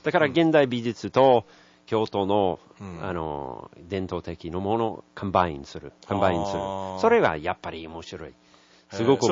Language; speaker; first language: Japanese; non-native, learner; English